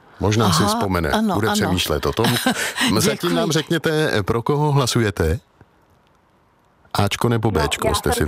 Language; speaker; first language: Czech; native; Czech